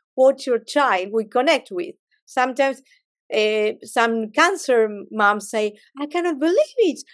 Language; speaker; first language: English; non-native, fluent; Spanish